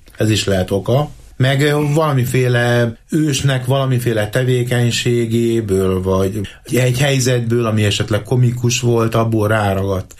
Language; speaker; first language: Hungarian; native; Hungarian